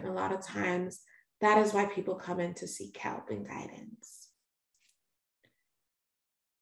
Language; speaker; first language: English; native; English